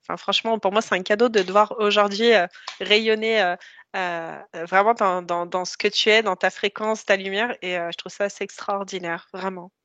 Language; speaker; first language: French; native; French